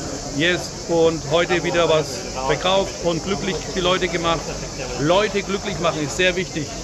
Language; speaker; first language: German; early bilingual, other home language; Turkish